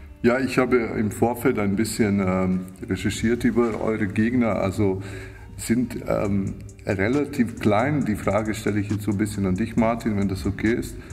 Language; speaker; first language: German; native; German